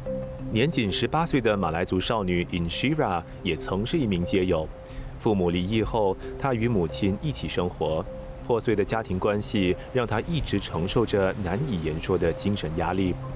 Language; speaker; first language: Chinese; native; Chinese